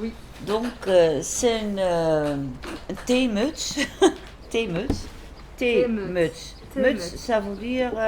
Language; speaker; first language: French; non-native, fluent; Dutch